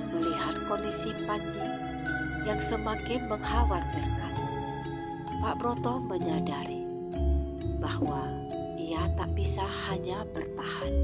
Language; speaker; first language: Indonesian; native; Indonesian